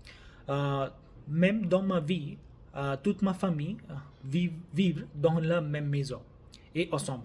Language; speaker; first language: French; non-native, learner; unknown